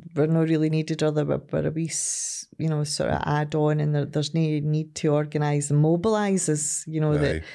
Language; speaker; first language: English; native; English